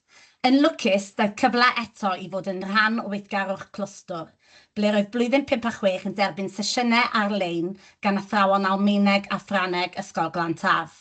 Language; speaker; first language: Welsh; native; Welsh